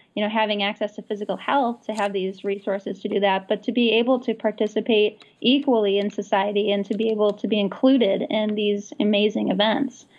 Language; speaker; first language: English; native; English